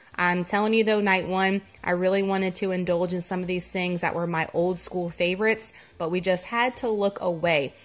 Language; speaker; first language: English; native; English